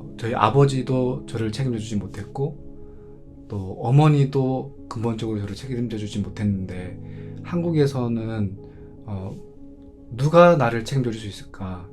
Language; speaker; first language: Korean; native; Korean